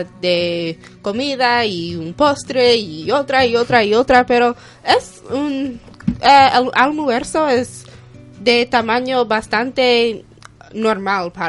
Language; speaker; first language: Spanish; non-native, fluent; English